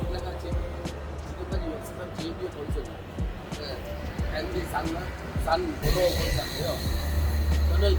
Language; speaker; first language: Korean; non-native, fluent; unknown